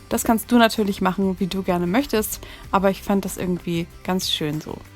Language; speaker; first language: German; native; German